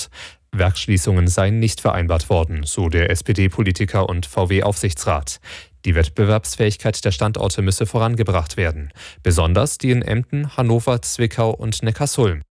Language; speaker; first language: German; native; German